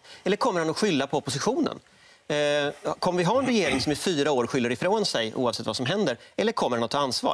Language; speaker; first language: Swedish; native; Swedish